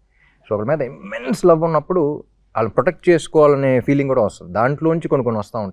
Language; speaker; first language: Telugu; native; Telugu